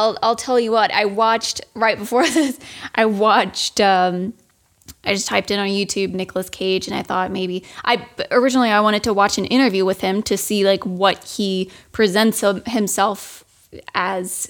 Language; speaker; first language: English; non-native, fluent; German